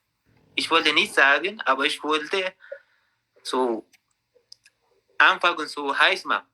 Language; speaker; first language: German; non-native, learner; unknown